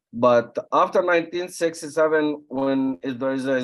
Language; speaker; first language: English; non-native, fluent; Arabic